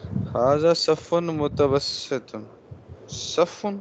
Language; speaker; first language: Arabic; non-native, learner; Urdu